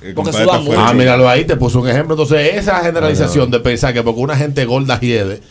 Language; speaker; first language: Spanish; native; Spanish